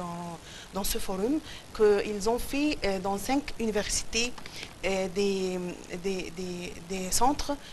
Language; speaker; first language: French; non-native, fluent; Arabic